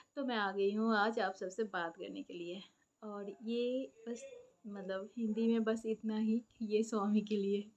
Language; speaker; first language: Hindi; non-native, local second language; Bangla